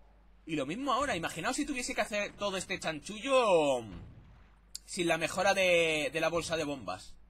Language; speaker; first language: Spanish; native; Spanish